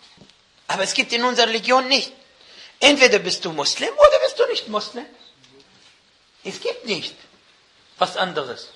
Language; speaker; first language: German; non-native, fluent; Arabic